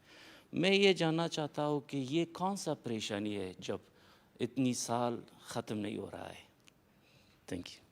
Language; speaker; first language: Hindi; non-native, fluent; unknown